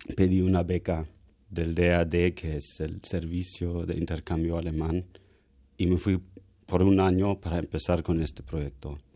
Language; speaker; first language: Spanish; non-native, fluent; German